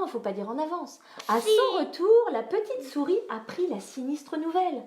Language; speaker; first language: French; native; French